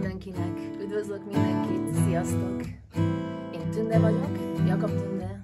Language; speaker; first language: Hungarian; early bilingual, heritage; Hungarian